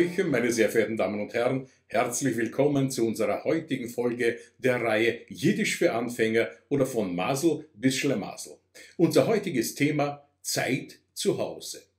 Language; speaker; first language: German; non-native, fluent; Russian